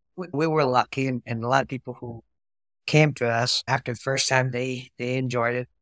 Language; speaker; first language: English; non-native, fluent; Vietnamese